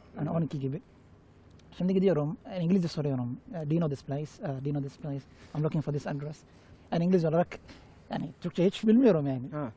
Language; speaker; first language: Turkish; non-native, fluent; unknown